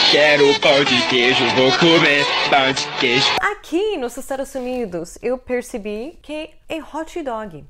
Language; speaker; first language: Portuguese; non-native, fluent; English